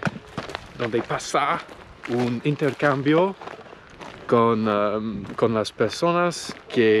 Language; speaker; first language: Spanish; non-native, learner; English